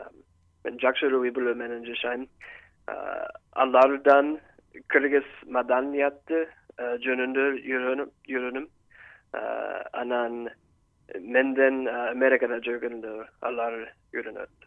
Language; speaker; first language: Kyrgyz; non-native, learner; English